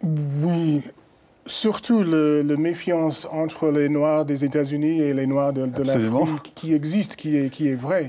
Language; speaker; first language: French; non-native, fluent; English